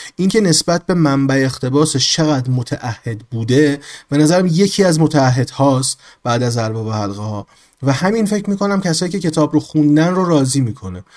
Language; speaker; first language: Persian; native; Persian